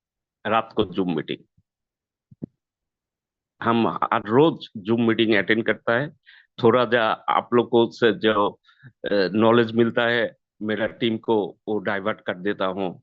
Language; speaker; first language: Hindi; non-native, learner; Bangla